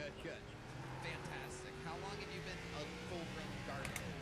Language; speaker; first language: English; native; English